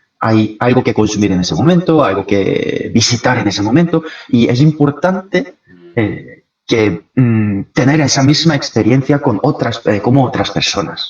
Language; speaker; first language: Spanish; non-native, fluent; Korean